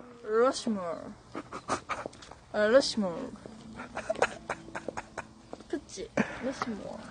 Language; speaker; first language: Korean; non-native, learner; Japanese